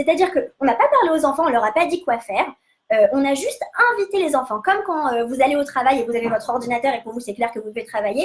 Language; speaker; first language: French; native; French